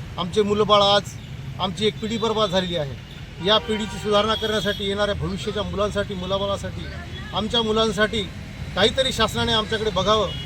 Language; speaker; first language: Marathi; non-native, local second language; Lambadi